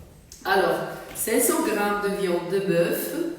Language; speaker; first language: French; non-native, local second language; Arabic